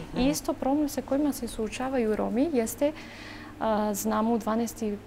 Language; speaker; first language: Serbian; non-native, local second language; Romany